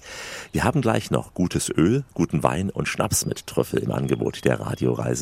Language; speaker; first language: German; native; German